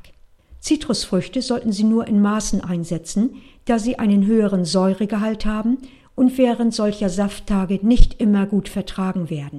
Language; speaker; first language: German; native; German